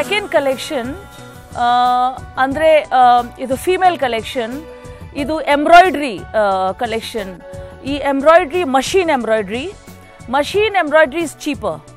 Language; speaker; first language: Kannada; non-native, local second language; Hindi